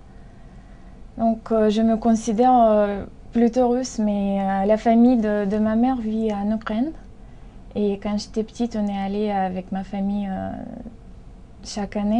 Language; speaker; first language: French; non-native, fluent; Russian